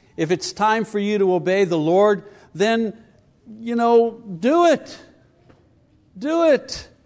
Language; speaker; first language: English; native; English